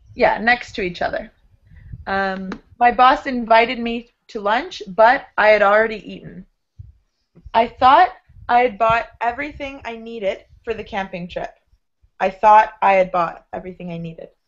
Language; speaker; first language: English; native; English